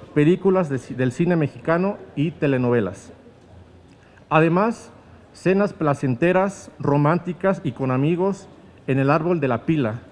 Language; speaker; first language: Spanish; native; Spanish